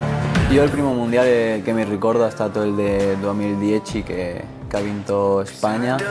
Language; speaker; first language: Italian; non-native, fluent; Spanish